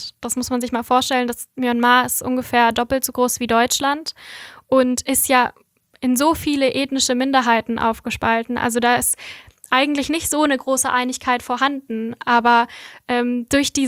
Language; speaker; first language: German; native; German